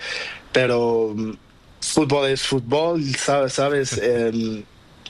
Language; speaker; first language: Spanish; non-native, learner; Portuguese